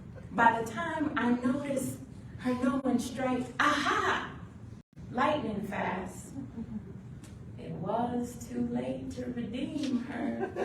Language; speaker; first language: English; native; English